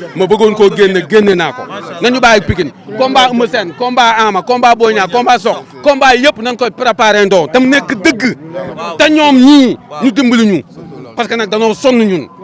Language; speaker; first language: Wolof; native; Wolof